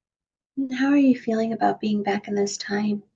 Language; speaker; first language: English; native; English